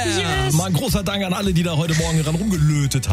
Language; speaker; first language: German; native; German